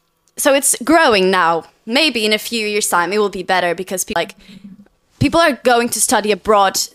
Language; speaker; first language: English; non-native, fluent; Portuguese